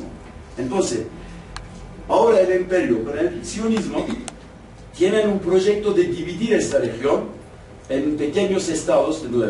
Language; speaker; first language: Spanish; non-native, fluent; Kurdish